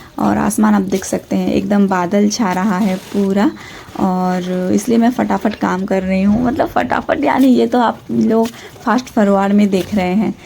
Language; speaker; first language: Hindi; non-native, local second language; Odia